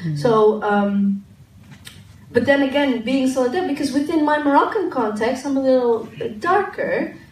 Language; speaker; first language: English; non-native, fluent; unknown